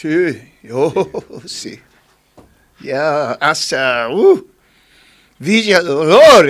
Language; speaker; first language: Spanish; non-native, learner; English